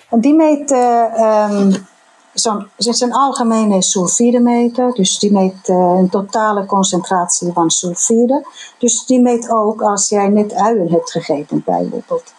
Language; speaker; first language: Dutch; non-native, fluent; Finnish